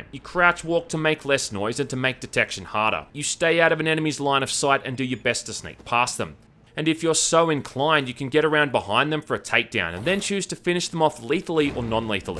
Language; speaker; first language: English; native; English